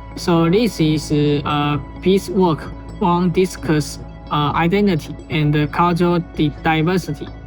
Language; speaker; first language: English; non-native, learner; Chinese